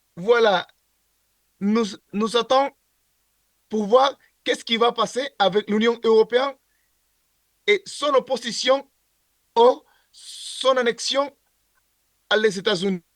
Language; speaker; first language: French; non-native, learner; Spanish